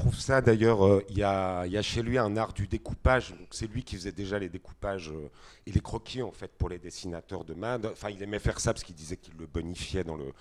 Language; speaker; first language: French; native; French